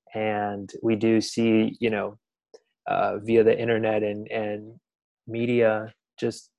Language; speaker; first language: English; native; English